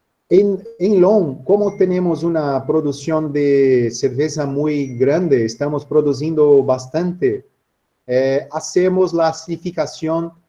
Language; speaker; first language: Spanish; non-native, learner; Portuguese